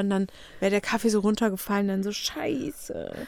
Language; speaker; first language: German; native; German